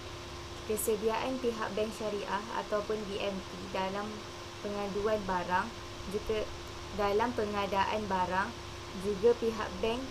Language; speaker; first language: Malay; native; Malay